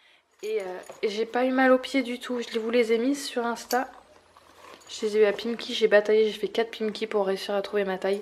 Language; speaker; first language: French; native; French